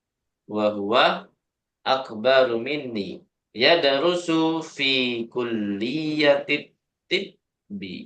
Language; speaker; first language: Arabic; non-native, fluent; Indonesian